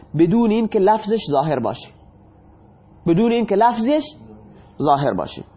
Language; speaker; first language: Persian; non-native, local second language; Baluchi